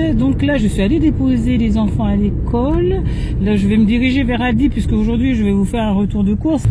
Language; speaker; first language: French; native; French